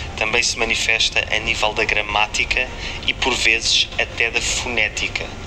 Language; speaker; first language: Portuguese; native; Portuguese